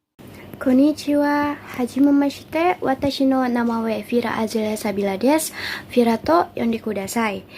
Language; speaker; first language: Japanese; non-native, learner; Indonesian